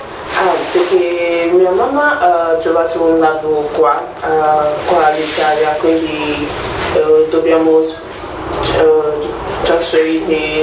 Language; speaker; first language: Italian; non-native, learner; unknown